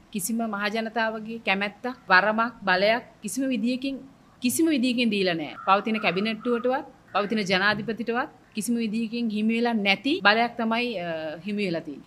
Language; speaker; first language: Sinhala; native; Sinhala